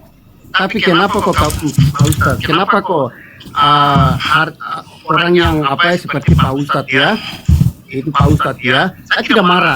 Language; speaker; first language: Indonesian; non-native, fluent; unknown